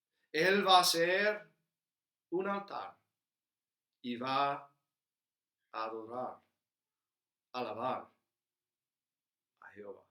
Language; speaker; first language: Spanish; non-native, fluent; English